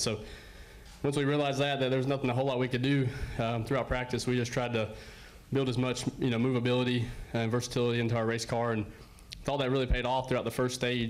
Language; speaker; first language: English; native; English